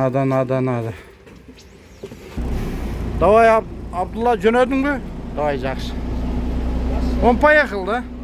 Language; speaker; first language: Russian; non-native, local second language; Kyrgyz